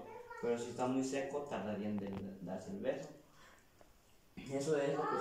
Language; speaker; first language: Spanish; native; Spanish